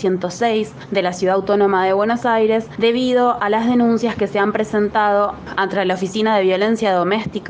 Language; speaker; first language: Spanish; native; Spanish